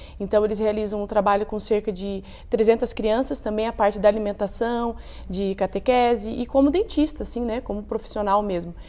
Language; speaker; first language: Portuguese; native; Portuguese